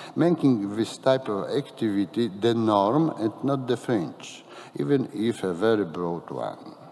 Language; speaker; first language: English; non-native, fluent; Polish